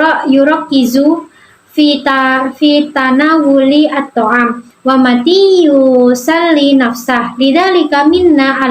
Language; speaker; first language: Arabic; non-native, learner; Indonesian